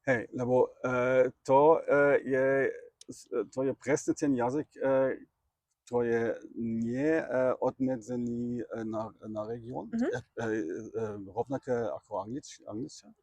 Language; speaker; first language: Slovak; non-native, learner; German